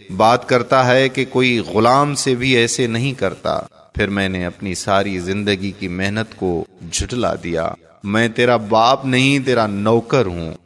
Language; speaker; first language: Urdu; native; Urdu